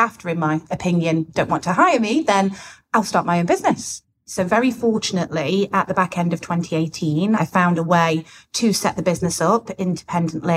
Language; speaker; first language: English; native; English